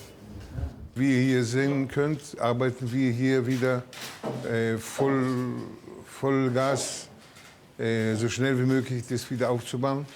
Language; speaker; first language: German; early bilingual, heritage; German